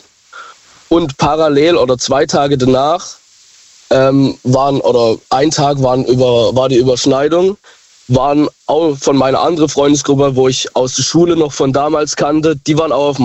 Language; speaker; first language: German; native; German